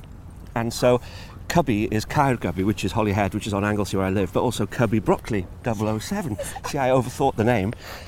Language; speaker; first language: English; native; English